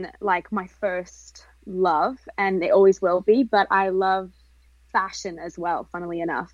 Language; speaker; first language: English; native; English